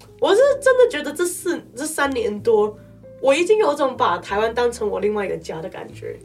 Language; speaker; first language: Chinese; non-native, local second language; Cantonese